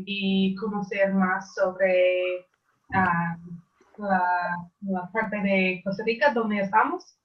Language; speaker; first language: Spanish; non-native, learner; English